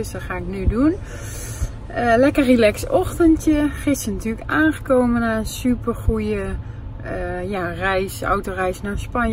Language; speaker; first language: Dutch; native; Dutch